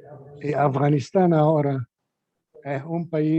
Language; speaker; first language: Spanish; non-native, fluent; Arabic